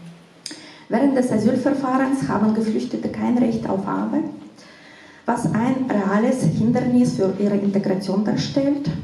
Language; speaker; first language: German; non-native, fluent; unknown